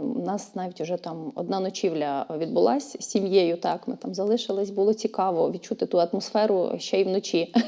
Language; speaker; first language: Ukrainian; native; Ukrainian